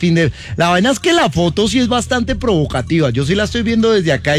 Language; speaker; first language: Spanish; native; Spanish